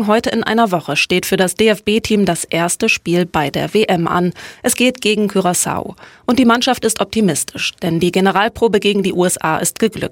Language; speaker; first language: German; native; German